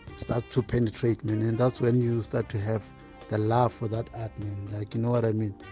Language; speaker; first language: English; non-native, local second language; Northern Sotho